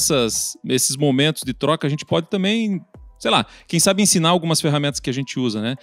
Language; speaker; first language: Portuguese; native; Portuguese